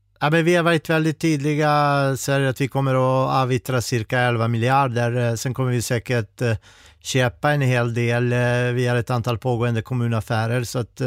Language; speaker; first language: Swedish; non-native, fluent; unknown